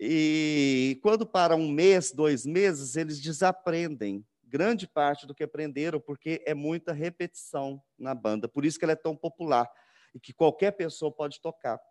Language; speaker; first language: Portuguese; native; Portuguese